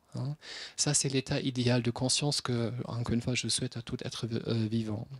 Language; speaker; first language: French; non-native, fluent; German